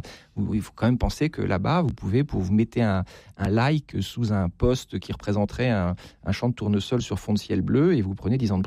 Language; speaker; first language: French; native; French